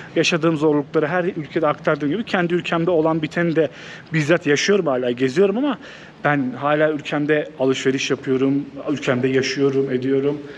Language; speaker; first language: Turkish; native; Turkish